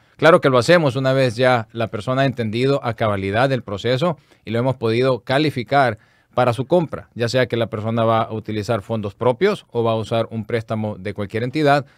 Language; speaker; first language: Spanish; native; Spanish